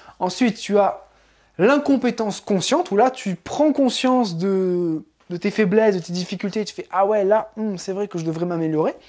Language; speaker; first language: French; native; French